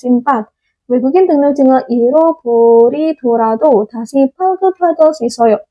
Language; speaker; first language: Korean; non-native, fluent; Indonesian